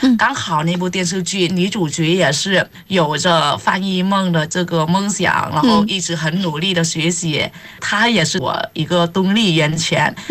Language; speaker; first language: Chinese; non-native, fluent; Vietnamese